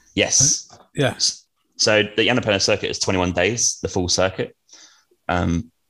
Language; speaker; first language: English; native; English